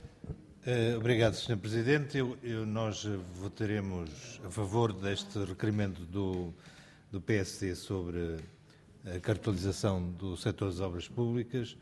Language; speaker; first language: Portuguese; native; Portuguese